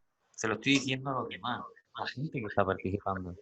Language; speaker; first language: Spanish; native; Spanish